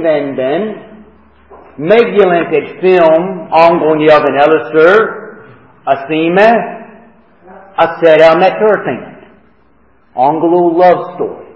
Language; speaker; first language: Hungarian; non-native, fluent; English